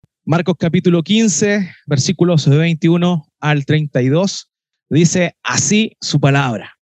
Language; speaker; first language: Spanish; native; Spanish